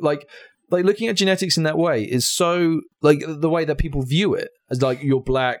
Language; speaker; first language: English; native; English